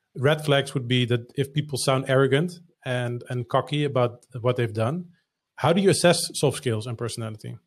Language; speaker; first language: English; non-native, fluent; Dutch